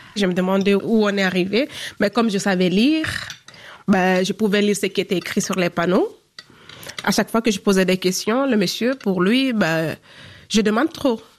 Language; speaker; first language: French; non-native, local second language; Fula